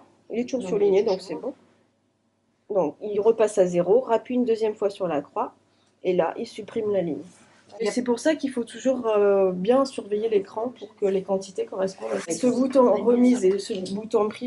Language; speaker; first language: French; native; French